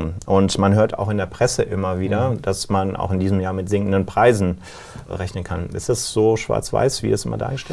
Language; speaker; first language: German; native; German